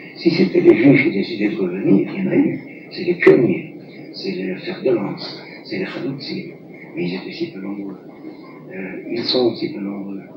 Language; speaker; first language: French; non-native, local second language; Arabic